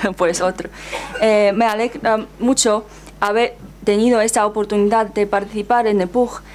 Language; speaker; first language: Spanish; non-native, fluent; Chinese